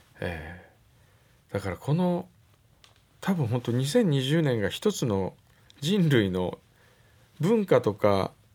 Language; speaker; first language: Japanese; native; Japanese